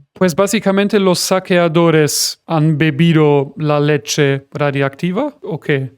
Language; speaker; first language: Spanish; non-native, fluent; German